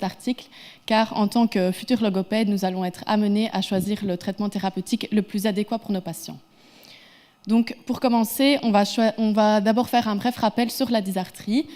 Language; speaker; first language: French; native; French